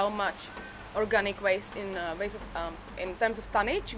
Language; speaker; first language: English; non-native, fluent; Czech